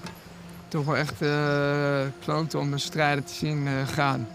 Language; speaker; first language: Dutch; native; Dutch